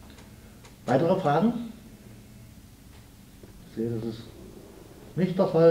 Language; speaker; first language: German; native; German